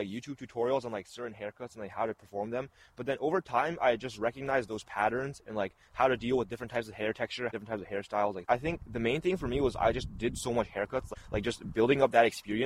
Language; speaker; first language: English; early bilingual, other home language; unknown